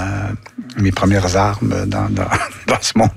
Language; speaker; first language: French; native; French